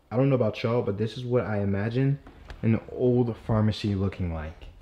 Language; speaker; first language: English; native; English